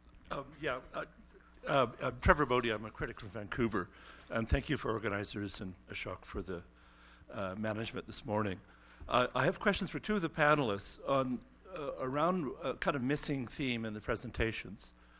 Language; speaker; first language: English; native; English